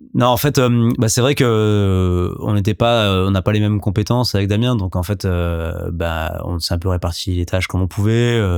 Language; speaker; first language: French; native; French